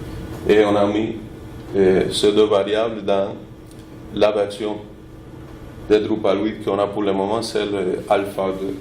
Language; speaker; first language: French; non-native, fluent; Spanish